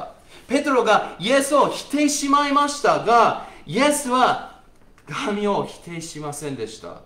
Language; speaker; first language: Japanese; non-native, fluent; English